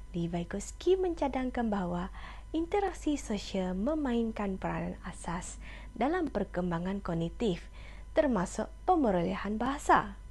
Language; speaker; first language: Malay; non-native, local second language; Iban